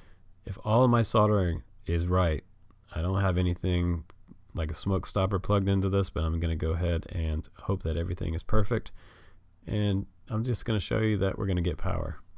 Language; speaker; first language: English; native; English